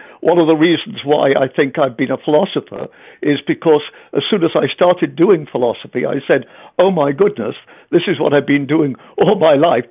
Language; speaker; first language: English; native; English